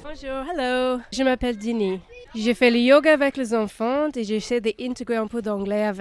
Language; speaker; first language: French; non-native, fluent; English